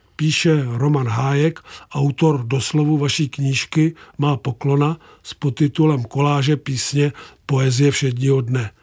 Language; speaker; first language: Czech; native; Czech